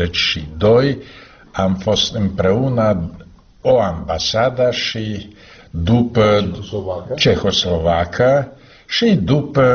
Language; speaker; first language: Romanian; non-native, learner; Slovak